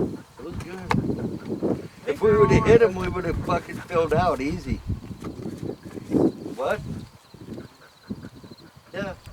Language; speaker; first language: English; native; English